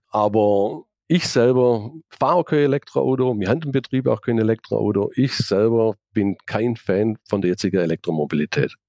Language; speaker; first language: German; native; German